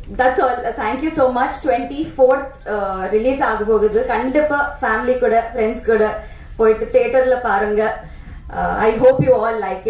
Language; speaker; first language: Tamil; non-native, learner; Telugu